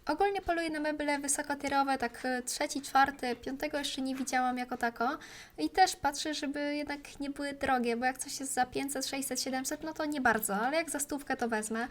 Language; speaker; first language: Polish; native; Polish